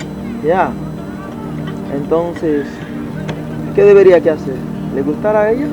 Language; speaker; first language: Spanish; non-native, learner; Haitian Creole